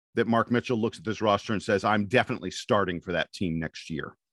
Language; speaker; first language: English; native; English